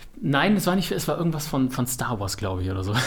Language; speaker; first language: German; native; German